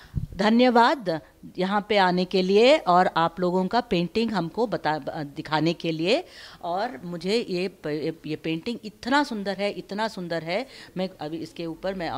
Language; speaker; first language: Hindi; non-native, local second language; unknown